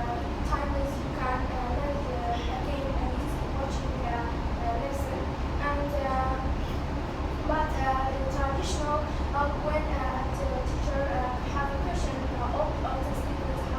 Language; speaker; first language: English; non-native, learner; Kurdish